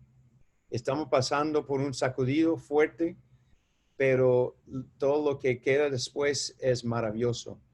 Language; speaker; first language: Spanish; non-native, fluent; English